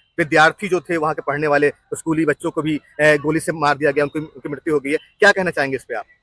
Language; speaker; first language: Hindi; native; Hindi